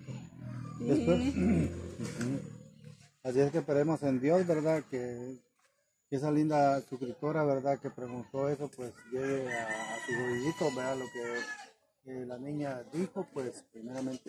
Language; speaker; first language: Spanish; native; Spanish